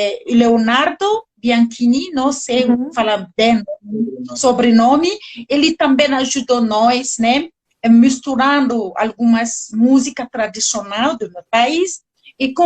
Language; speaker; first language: Portuguese; non-native, learner; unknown